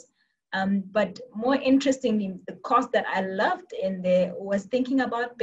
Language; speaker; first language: English; non-native, local second language; Tswana